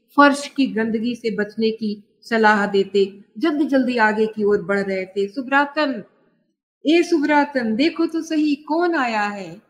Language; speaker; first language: Hindi; native; Hindi